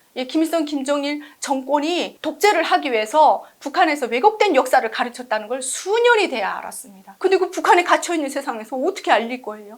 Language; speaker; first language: Korean; native; Korean